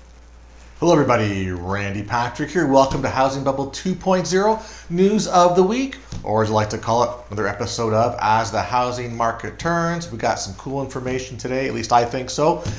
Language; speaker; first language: English; native; English